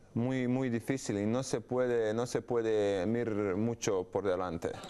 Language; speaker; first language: Spanish; non-native, learner; Serbian